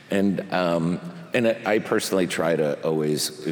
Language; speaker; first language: English; early bilingual, other home language; Spanish